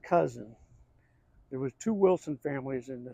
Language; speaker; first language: English; native; English